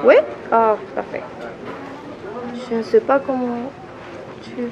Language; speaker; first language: French; non-native, learner; Spanish